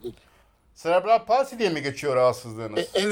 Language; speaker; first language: Turkish; native; Turkish